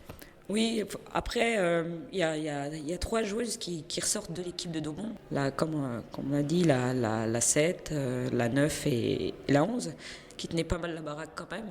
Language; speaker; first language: French; native; French